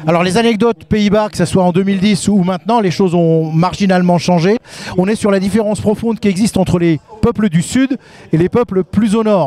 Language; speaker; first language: French; native; French